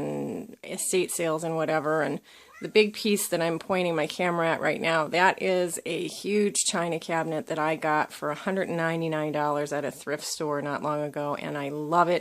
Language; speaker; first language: English; native; English